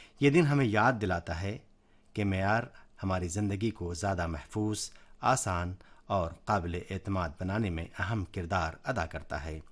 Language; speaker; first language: Urdu; native; Urdu